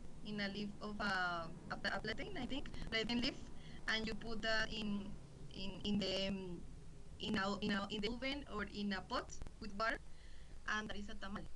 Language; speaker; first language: English; non-native, learner; Spanish